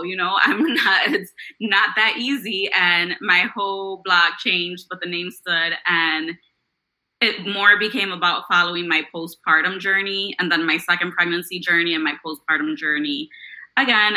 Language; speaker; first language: English; native; English